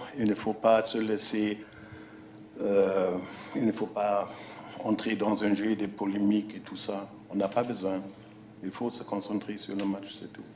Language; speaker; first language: French; non-native, fluent; German